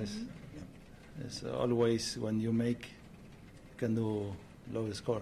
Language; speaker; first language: English; non-native, learner; Spanish